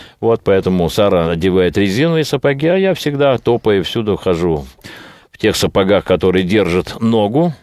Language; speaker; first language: Russian; native; Russian